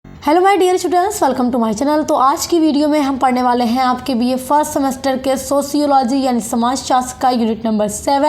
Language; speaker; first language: Hindi; native; Hindi